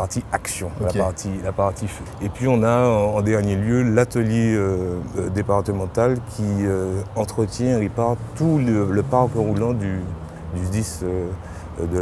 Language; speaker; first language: French; native; French